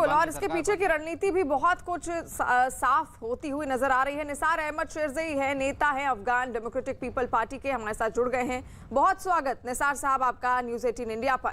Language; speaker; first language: Hindi; native; Hindi